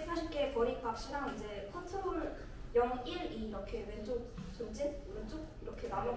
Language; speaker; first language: Korean; native; Korean